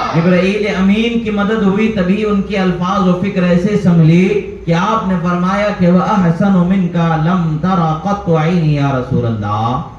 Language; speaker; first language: Urdu; native; Urdu